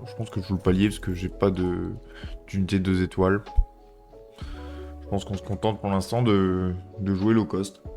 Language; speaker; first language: French; native; French